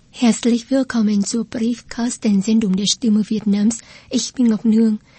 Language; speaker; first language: German; non-native, fluent; Vietnamese